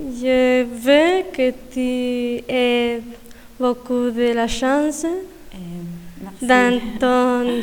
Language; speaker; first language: French; non-native, learner; Spanish